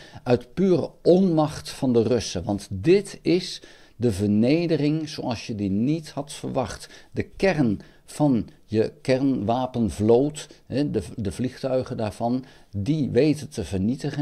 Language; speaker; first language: Dutch; native; Dutch